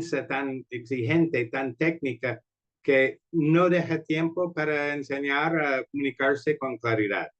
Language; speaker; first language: Spanish; non-native, fluent; English